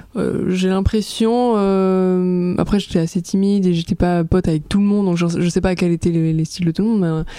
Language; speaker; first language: French; native; French